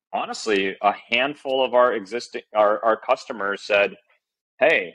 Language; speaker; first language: English; early bilingual, other home language; Chinese